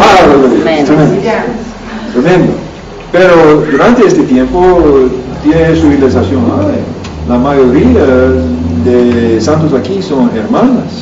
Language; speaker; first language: Spanish; non-native, learner; English